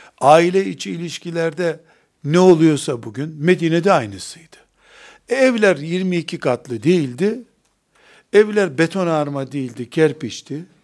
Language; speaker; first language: Turkish; native; Turkish